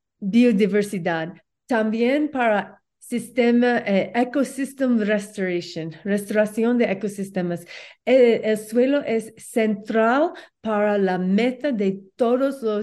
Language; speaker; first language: Spanish; non-native, learner; English